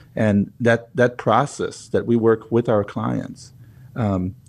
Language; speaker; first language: English; non-native, fluent; Hebrew